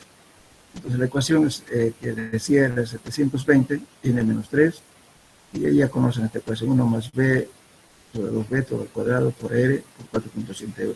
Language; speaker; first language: Spanish; native; Spanish